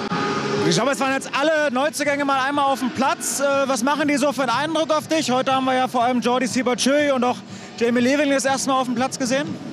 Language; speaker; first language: German; native; German